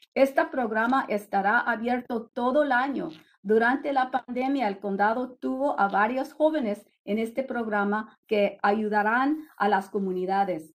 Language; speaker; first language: Spanish; early bilingual, heritage; Spanish